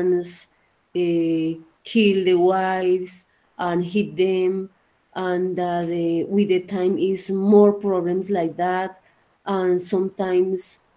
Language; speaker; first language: English; non-native, learner; Spanish